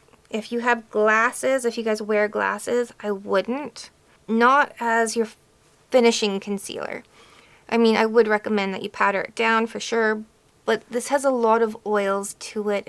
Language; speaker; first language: English; native; English